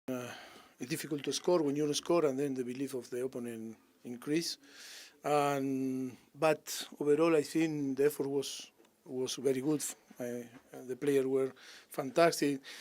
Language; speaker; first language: English; non-native, fluent; Spanish